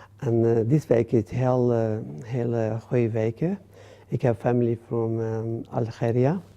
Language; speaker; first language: Dutch; non-native, learner; Arabic